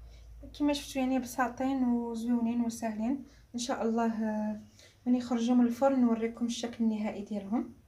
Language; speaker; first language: Arabic; native; Arabic